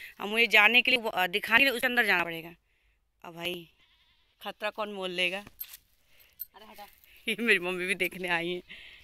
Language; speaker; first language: Hindi; native; Hindi